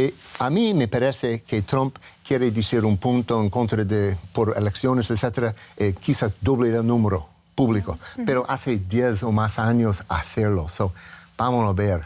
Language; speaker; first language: Spanish; non-native, learner; English